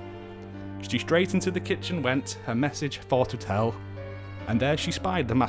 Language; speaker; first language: English; native; English